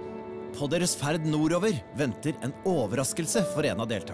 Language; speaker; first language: Norwegian; native; Norwegian